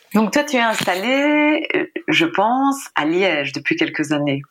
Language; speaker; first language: French; native; French